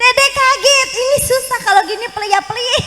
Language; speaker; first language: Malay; non-native, local second language; Sundanese